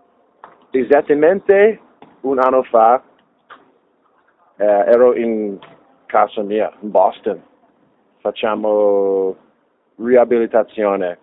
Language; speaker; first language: Italian; non-native, learner; English